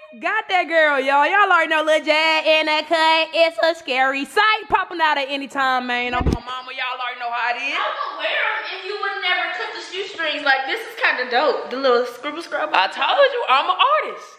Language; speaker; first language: English; native; English